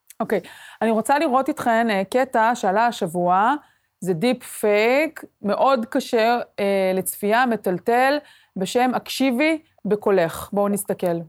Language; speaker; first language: Hebrew; native; Hebrew